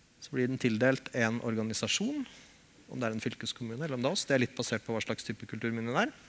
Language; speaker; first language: Norwegian; native; Norwegian